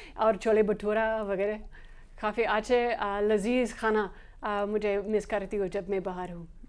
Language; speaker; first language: Hindi; non-native, fluent; English